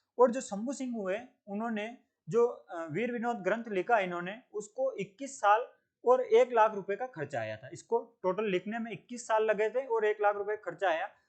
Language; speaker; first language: Hindi; native; Hindi